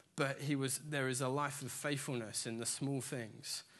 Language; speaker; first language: English; native; English